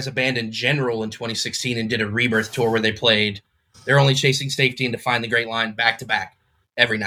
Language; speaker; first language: English; native; English